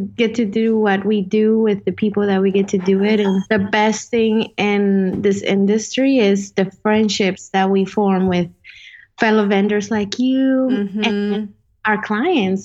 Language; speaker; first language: English; non-native, fluent; Spanish